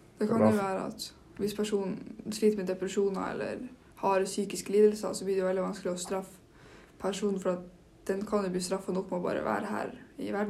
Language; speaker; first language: Norwegian; native; Norwegian